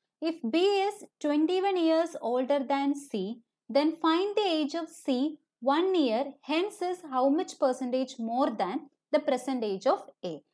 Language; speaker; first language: English; non-native, local second language; Malayalam